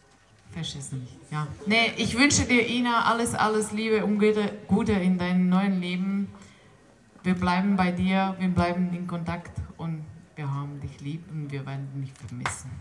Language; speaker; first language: German; non-native, fluent; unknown